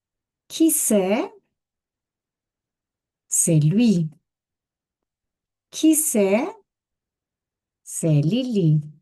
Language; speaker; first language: French; non-native, fluent; Spanish